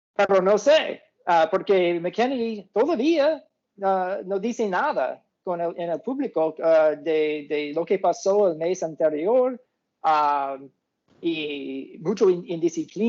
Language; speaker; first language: Spanish; non-native, fluent; English